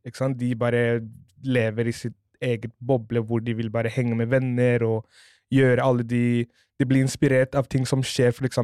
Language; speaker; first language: Norwegian; non-native, fluent; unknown